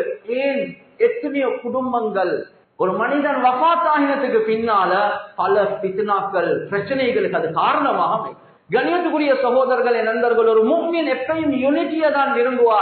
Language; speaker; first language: Tamil; native; Tamil